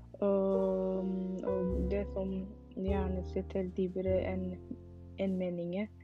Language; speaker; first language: Norwegian; non-native, learner; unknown